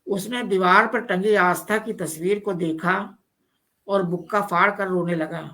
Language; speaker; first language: Hindi; non-native, local second language; Punjabi